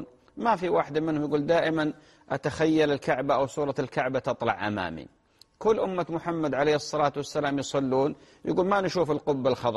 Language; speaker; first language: Arabic; native; Arabic